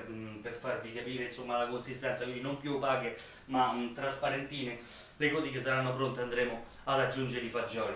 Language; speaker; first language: Italian; native; Italian